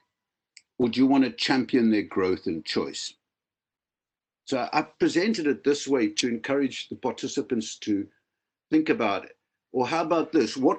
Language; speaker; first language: English; native; English